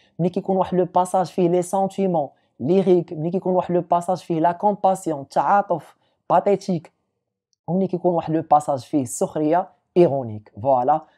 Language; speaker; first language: French; non-native, local second language; Arabic